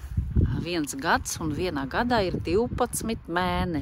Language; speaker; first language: Latvian; non-native, local second language; Russian